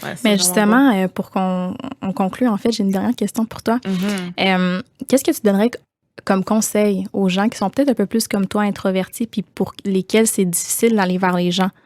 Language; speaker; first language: French; native; French